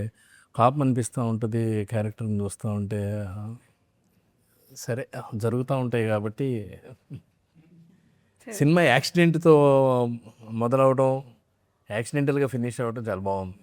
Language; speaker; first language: Telugu; native; Telugu